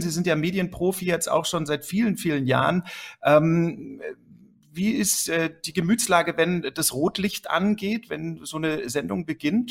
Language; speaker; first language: German; native; German